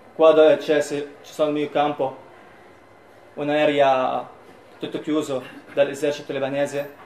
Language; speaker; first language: Italian; non-native, learner; Arabic